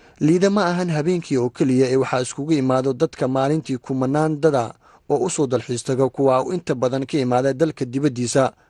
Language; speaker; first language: Somali; native; Somali